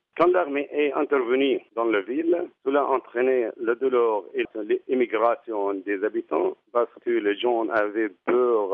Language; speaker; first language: French; non-native, fluent; Arabic